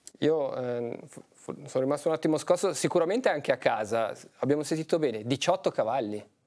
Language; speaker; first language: Italian; native; Italian